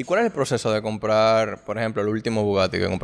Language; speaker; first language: Spanish; native; Spanish